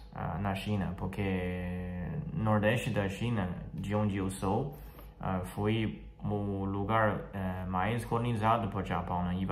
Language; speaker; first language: Portuguese; non-native, fluent; Chinese